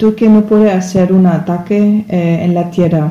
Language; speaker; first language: Spanish; non-native, learner; German